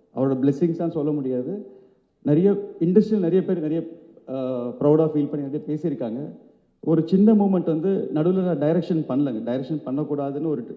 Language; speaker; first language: Tamil; native; Tamil